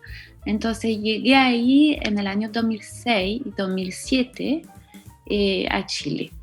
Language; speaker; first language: Spanish; non-native, fluent; French